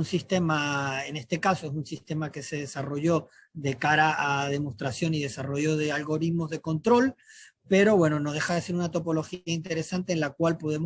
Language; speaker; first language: Spanish; native; Spanish